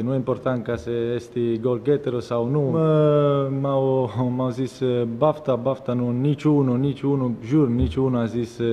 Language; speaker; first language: Romanian; non-native, learner; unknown